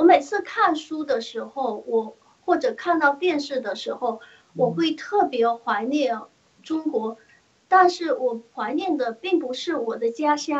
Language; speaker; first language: Chinese; early bilingual, heritage; Chinese